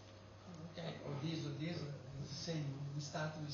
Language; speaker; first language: English; non-native, learner; Italian